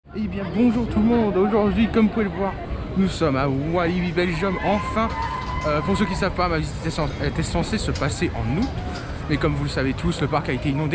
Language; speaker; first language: French; native; French